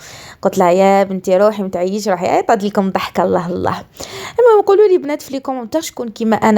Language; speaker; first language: Arabic; native; Arabic